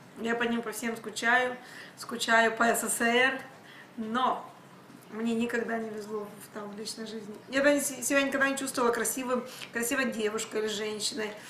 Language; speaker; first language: Russian; native; Russian